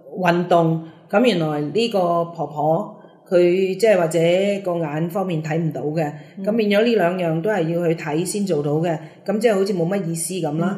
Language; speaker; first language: Cantonese; native; Cantonese